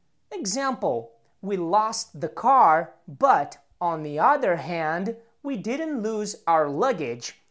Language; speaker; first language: English; non-native, fluent; Portuguese